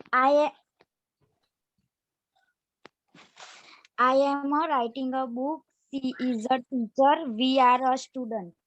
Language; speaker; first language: English; non-native, learner; Gujarati